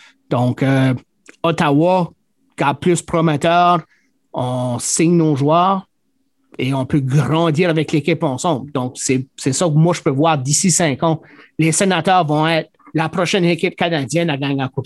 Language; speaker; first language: French; native; French